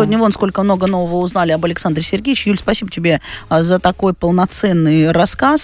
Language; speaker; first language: Russian; native; Russian